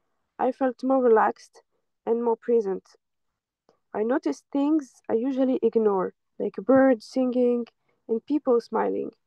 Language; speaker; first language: English; non-native, fluent; French